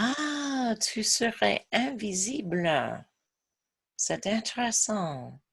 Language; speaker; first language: French; non-native, fluent; English